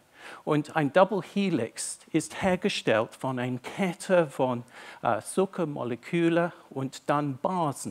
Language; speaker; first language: German; non-native, fluent; English